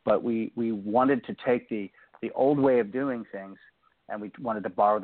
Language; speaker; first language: English; native; English